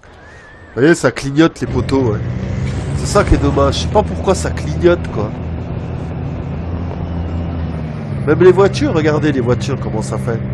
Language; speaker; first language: French; native; French